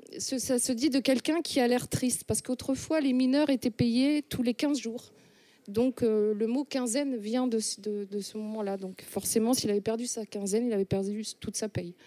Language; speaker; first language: French; native; French